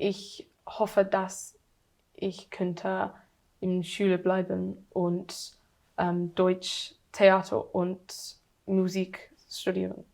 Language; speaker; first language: German; non-native, learner; English